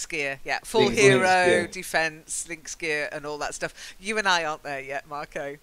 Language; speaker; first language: English; native; English